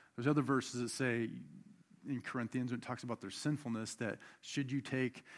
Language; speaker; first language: English; native; English